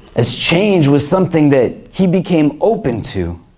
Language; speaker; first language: English; native; English